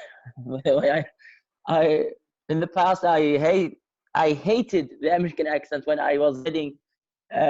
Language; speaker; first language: English; non-native, fluent; Arabic